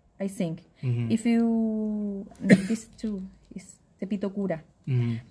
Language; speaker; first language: English; non-native, learner; Spanish